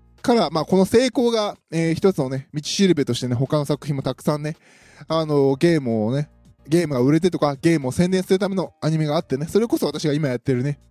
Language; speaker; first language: Japanese; native; Japanese